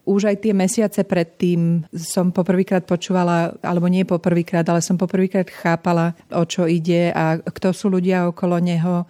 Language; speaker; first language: Slovak; native; Slovak